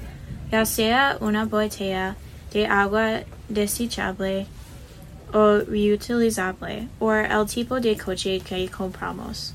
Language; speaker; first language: Spanish; non-native, learner; English